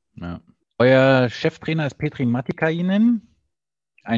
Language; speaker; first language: German; native; German